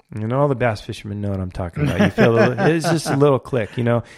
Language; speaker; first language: English; native; English